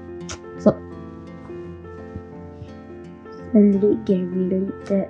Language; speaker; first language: Swedish; non-native, learner; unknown